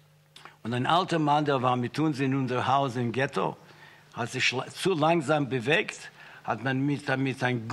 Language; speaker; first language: German; non-native, fluent; Yiddish